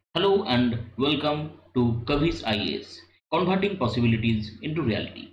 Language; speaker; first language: English; non-native, local second language; Bangla